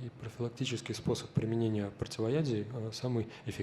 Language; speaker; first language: Russian; native; Russian